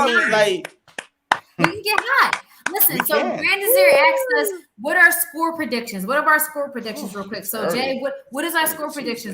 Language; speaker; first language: English; native; English